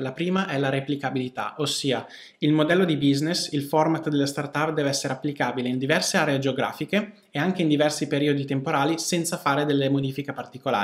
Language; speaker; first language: Italian; native; Italian